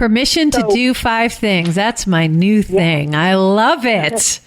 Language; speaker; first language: English; native; English